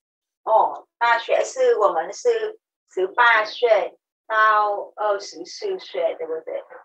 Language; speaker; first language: Chinese; non-native, learner; Vietnamese